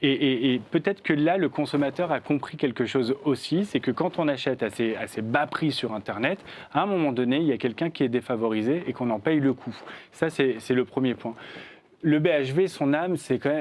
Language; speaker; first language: French; native; French